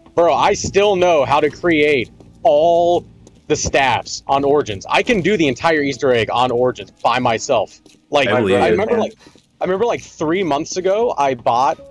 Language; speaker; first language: English; native; English